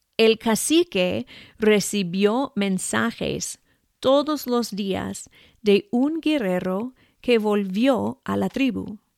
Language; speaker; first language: Spanish; non-native, fluent; English